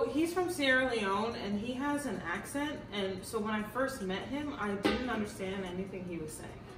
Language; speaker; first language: English; native; English